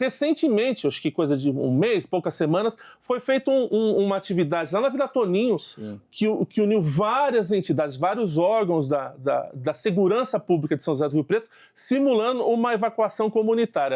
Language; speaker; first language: Portuguese; native; Portuguese